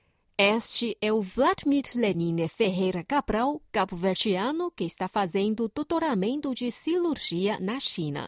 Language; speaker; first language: Portuguese; non-native, fluent; Chinese